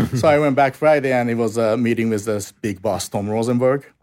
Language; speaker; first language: English; non-native, fluent; Japanese